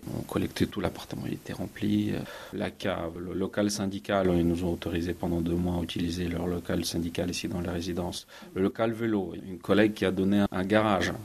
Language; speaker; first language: French; non-native, fluent; Ukrainian